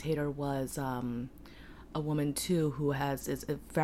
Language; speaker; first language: English; early bilingual, other home language; Polish